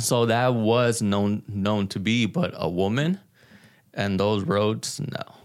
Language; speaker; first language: English; early bilingual, other home language; Spanish